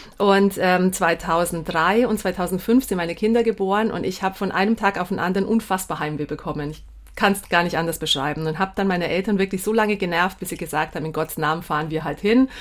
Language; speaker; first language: German; early bilingual, heritage; German